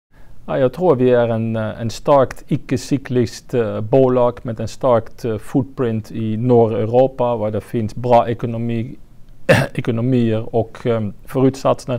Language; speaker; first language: Swedish; non-native, fluent; French